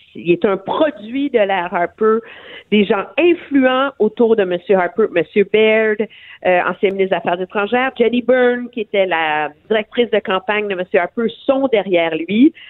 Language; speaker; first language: French; native; French